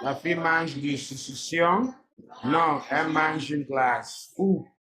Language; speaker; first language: French; non-native, fluent; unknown